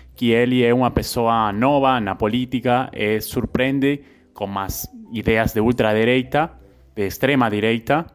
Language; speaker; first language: Portuguese; non-native, learner; Spanish